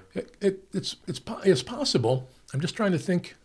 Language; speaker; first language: English; native; English